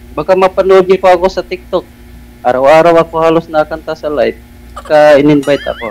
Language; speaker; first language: Filipino; non-native, local second language; Cebuano